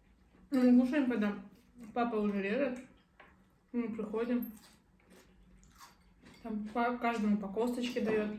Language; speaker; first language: Russian; non-native, local second language; Kazakh